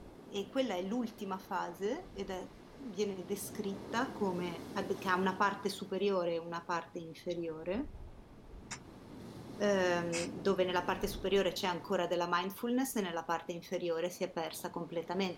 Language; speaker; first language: Italian; native; Italian